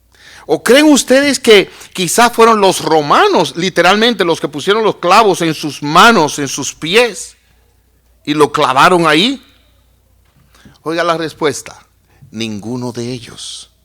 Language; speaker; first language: Spanish; native; Spanish